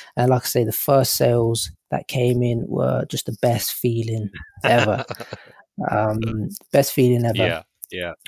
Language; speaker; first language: English; native; English